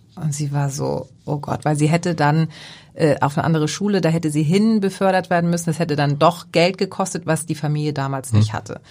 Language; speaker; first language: German; early bilingual, other home language; Greek